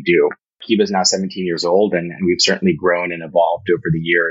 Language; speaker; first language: English; native; English